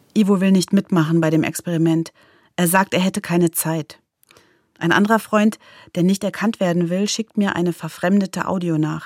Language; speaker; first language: German; native; German